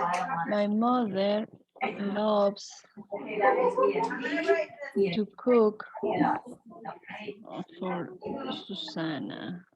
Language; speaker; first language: English; non-native, learner; Spanish